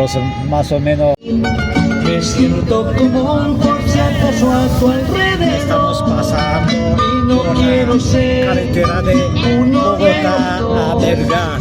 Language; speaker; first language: Spanish; non-native, fluent; Japanese